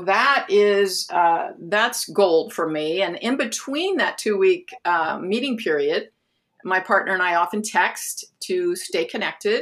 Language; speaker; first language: English; native; English